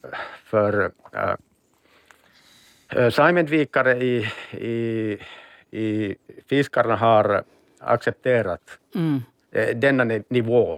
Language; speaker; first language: Swedish; non-native, learner; Finnish